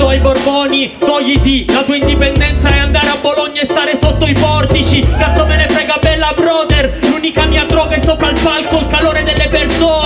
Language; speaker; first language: Italian; native; Italian